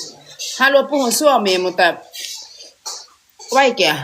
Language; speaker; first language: Finnish; non-native, learner; Thai